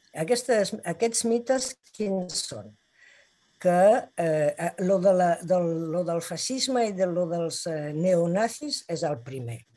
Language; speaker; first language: Catalan; non-native, local second language; Spanish